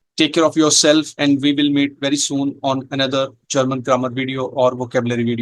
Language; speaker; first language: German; non-native, fluent; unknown